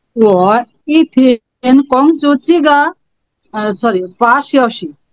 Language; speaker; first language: Chinese; non-native, learner; Bangla